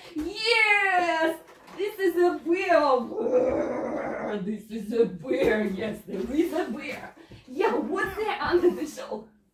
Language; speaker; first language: English; non-native, fluent; Russian